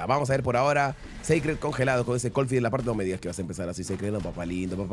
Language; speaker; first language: Spanish; native; Spanish